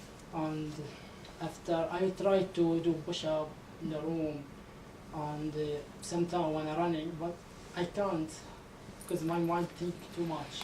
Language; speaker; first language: English; non-native, learner; Arabic